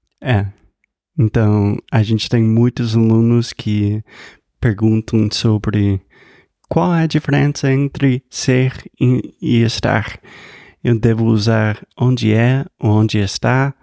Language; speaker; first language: Portuguese; non-native, fluent; English